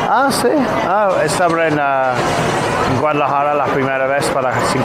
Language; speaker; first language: Spanish; non-native, learner; English